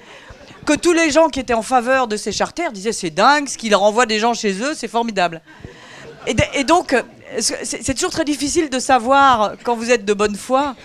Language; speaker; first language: French; native; French